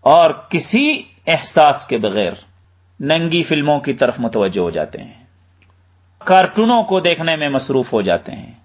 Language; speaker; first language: Urdu; native; Urdu